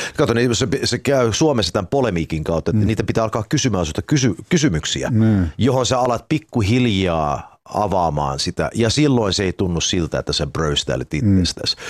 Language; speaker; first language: Finnish; early bilingual, heritage; Finnish